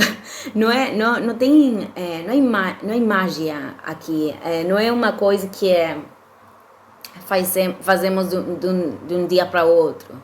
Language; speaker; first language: Portuguese; non-native, fluent; Spanish